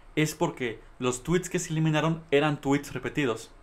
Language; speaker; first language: Spanish; native; Spanish